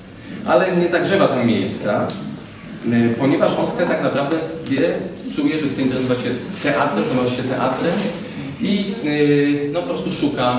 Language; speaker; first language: Polish; native; Polish